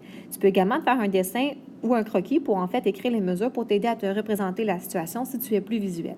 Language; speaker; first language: French; native; French